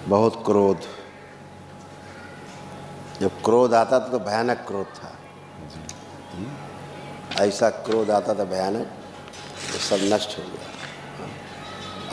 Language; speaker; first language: Hindi; native; Hindi